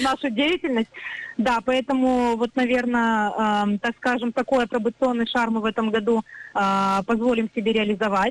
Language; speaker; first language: Russian; native; Russian